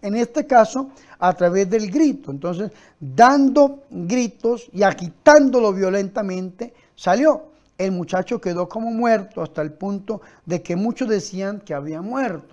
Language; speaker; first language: Spanish; native; Spanish